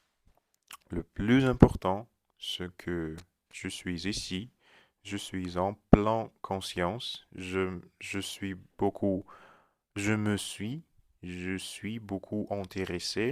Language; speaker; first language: French; non-native, learner; Russian